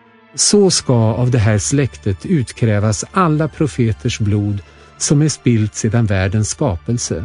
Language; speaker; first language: Swedish; native; Swedish